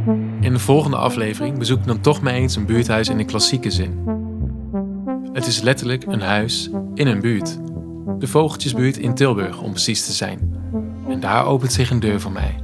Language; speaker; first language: Dutch; native; Dutch